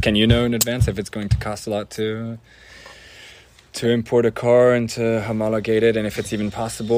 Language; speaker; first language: English; non-native, fluent; French